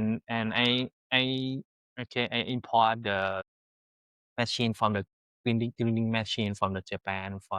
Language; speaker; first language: English; non-native, learner; Thai